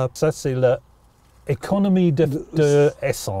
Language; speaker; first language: French; non-native, learner; English